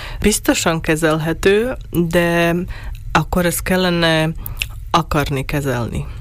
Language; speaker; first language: Hungarian; non-native, local second language; Slovak